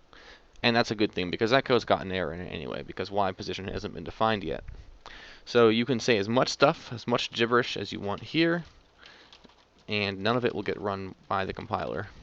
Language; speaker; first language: English; native; English